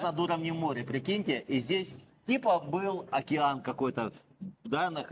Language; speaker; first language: Russian; native; Russian